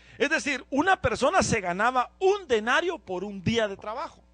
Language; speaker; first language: Spanish; native; Spanish